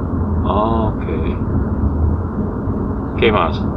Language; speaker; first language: Spanish; non-native, learner; English